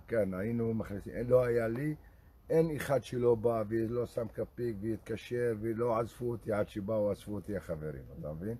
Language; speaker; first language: Hebrew; non-native, local second language; Arabic